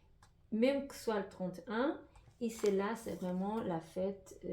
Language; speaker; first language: French; non-native, fluent; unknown